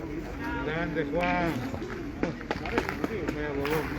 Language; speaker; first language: Spanish; non-native, local second language; Galician